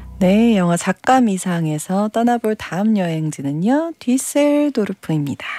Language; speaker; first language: Korean; native; Korean